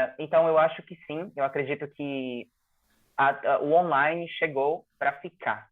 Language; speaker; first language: Portuguese; native; Portuguese